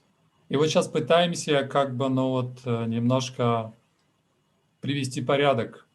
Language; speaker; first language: Russian; native; Russian